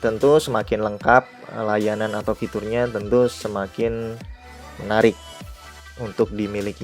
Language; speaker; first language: Indonesian; native; Indonesian